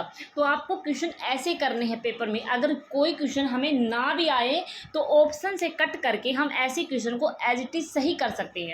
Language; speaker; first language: Hindi; native; Hindi